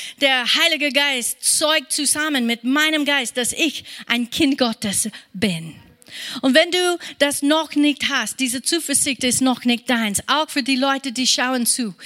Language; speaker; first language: German; non-native, fluent; English